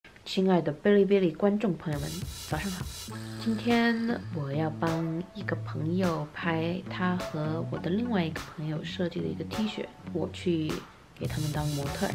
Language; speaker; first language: Chinese; early bilingual, heritage; Chinese